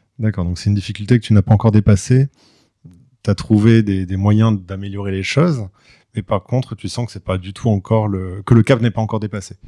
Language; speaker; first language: French; native; French